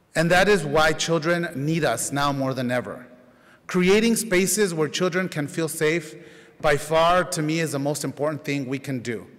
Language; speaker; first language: English; native; English